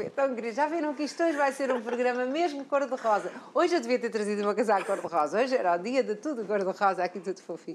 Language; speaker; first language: Portuguese; native; Portuguese